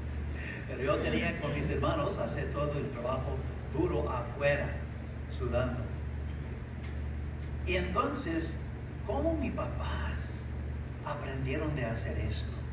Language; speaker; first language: Spanish; early bilingual, heritage; English